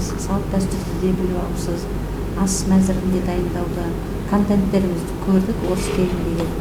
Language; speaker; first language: Kazakh; native; Kazakh